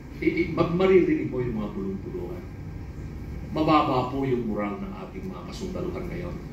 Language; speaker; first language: Filipino; non-native, local second language; Iloko